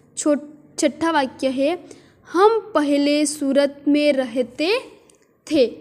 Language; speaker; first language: Hindi; non-native, local second language; Gujarati